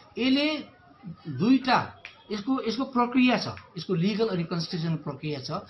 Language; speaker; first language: Nepali; native; Nepali